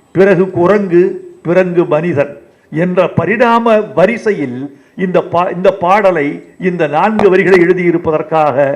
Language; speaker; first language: Tamil; native; Tamil